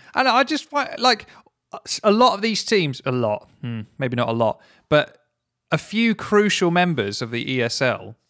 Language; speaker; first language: English; native; English